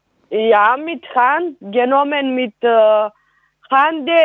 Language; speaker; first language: German; non-native, learner; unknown